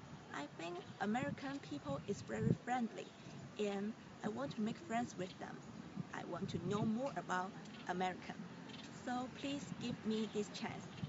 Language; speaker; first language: English; non-native, learner; Chinese